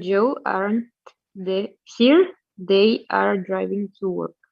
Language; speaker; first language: English; non-native, learner; Spanish